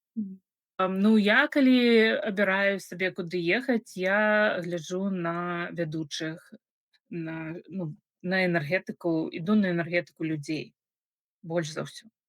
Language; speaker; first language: Belarusian; non-native, local second language; Russian